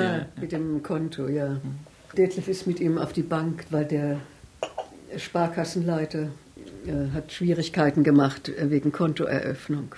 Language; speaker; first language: German; native; German